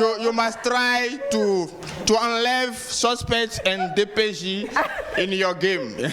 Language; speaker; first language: English; non-native, learner; French